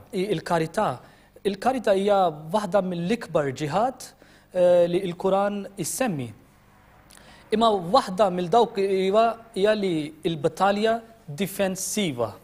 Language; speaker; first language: Maltese; non-native, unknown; Urdu